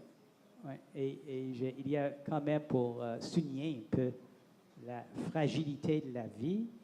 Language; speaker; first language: French; non-native, local second language; English